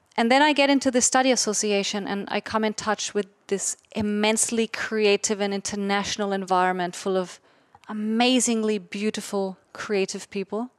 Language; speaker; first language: English; non-native, fluent; German